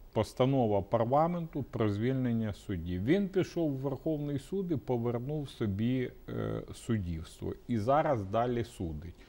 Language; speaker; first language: Ukrainian; native; Ukrainian